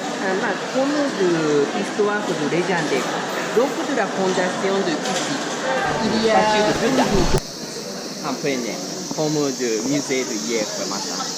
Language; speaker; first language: French; non-native, learner; Japanese